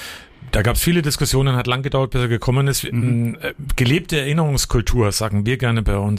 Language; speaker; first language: German; native; German